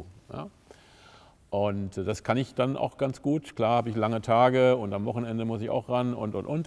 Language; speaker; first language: German; native; German